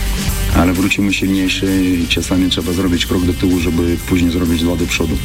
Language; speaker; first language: Polish; non-native, fluent; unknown